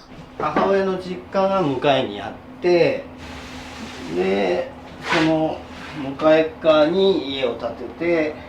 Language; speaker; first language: Japanese; native; Japanese